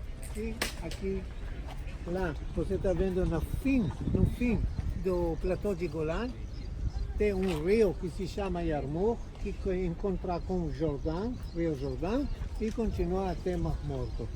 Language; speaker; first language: Portuguese; non-native, learner; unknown